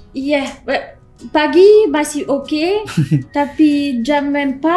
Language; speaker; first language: Indonesian; non-native, learner; French